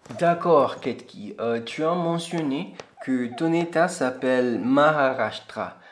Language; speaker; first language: French; non-native, fluent; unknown